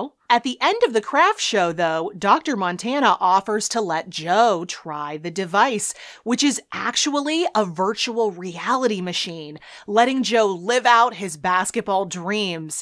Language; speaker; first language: English; native; English